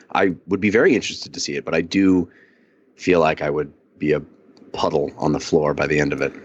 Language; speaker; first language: English; early bilingual, other home language; Italian